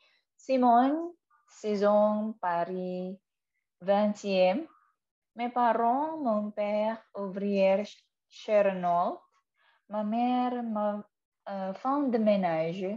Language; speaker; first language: French; non-native, fluent; Indonesian